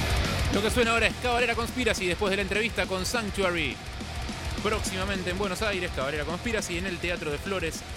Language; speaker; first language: Spanish; native; Spanish